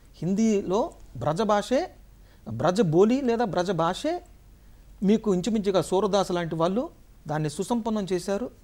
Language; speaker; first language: Telugu; native; Telugu